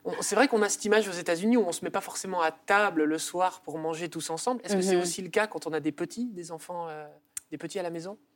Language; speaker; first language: French; native; French